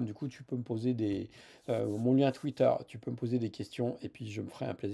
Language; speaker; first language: French; native; French